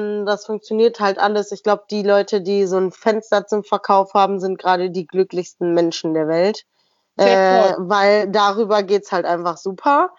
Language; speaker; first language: German; native; German